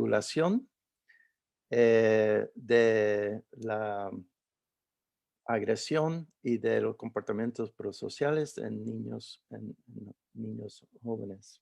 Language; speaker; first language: Spanish; early bilingual, heritage; Spanish